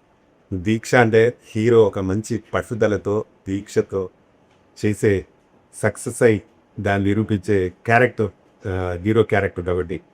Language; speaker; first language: Telugu; native; Telugu